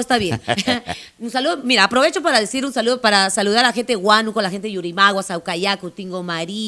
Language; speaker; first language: Spanish; native; Spanish